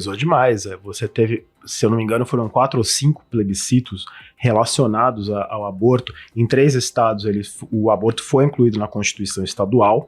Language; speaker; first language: Portuguese; native; Portuguese